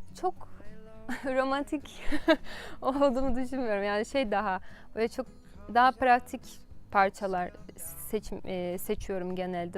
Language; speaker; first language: Turkish; non-native, fluent; Portuguese